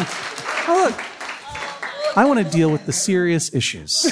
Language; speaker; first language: English; native; English